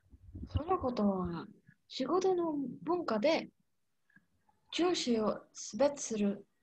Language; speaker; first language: Japanese; non-native, learner; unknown